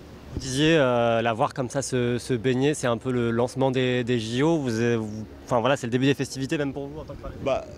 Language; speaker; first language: French; native; French